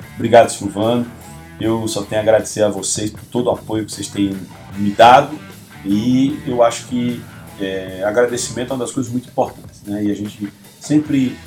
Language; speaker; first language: Portuguese; native; Portuguese